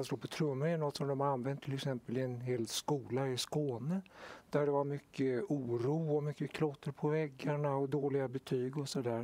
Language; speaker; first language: Swedish; native; Swedish